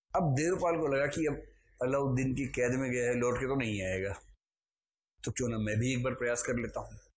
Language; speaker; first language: Hindi; native; Hindi